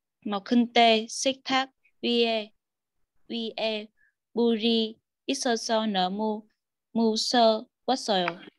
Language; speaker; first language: Korean; non-native, learner; Vietnamese